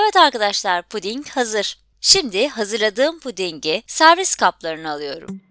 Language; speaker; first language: Turkish; native; Turkish